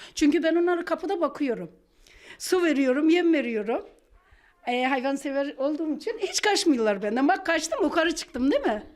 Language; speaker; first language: Turkish; native; Turkish